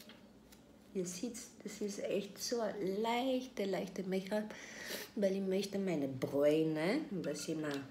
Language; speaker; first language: German; non-native, fluent; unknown